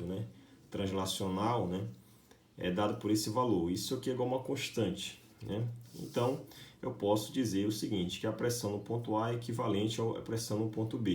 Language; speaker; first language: Portuguese; native; Portuguese